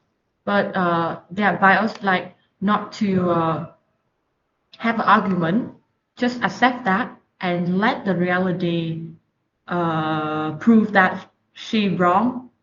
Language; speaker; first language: English; non-native, learner; Vietnamese